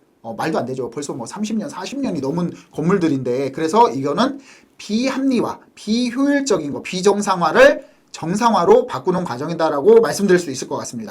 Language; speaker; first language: Korean; native; Korean